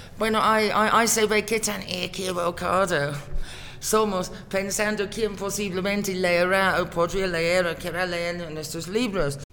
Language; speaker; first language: Spanish; non-native, fluent; English